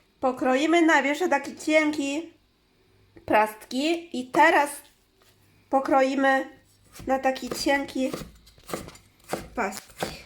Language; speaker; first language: Polish; non-native, learner; Chinese